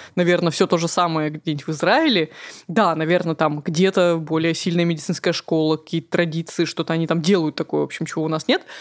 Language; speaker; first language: Russian; native; Russian